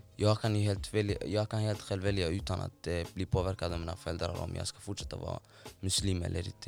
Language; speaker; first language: Swedish; non-native, fluent; Somali